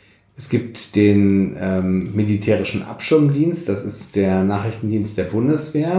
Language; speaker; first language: German; native; German